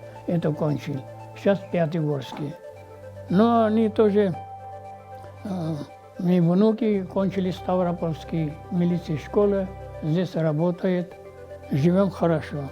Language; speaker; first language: Russian; non-native, local second language; Armenian